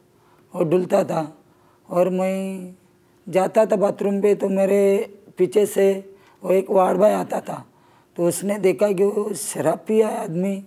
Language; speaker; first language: Hindi; non-native, local second language; Marathi